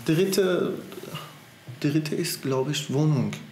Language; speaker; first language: German; non-native, learner; Persian